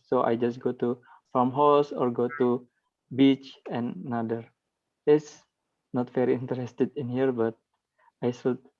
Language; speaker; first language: English; non-native, learner; Indonesian